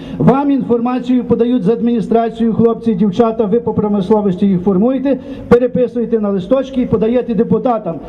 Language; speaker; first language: Ukrainian; native; Ukrainian